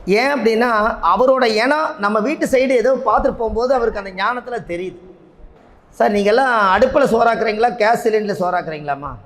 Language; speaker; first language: Tamil; native; Tamil